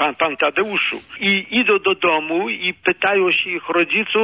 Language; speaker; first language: Polish; early bilingual, heritage; Polish